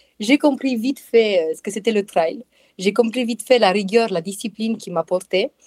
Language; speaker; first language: French; non-native, fluent; Romanian